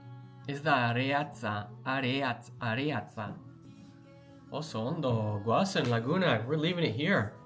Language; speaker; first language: Basque; non-native, learner; English